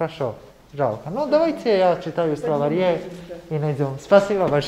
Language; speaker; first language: Russian; non-native, learner; Italian